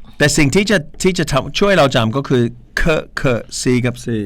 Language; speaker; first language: Thai; non-native, fluent; English